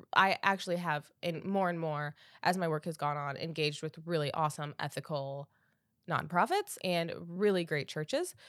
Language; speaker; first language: English; native; English